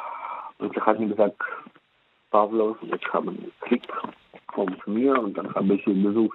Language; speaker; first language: German; non-native, fluent; Ukrainian